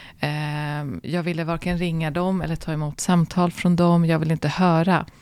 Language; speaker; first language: Swedish; early bilingual, other home language; Arabic